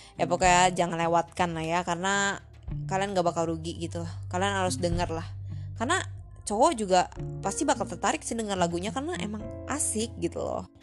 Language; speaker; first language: Indonesian; native; Indonesian